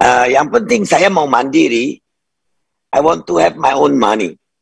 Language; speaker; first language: English; non-native, fluent; Indonesian